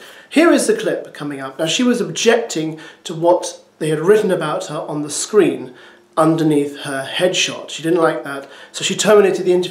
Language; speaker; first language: English; native; English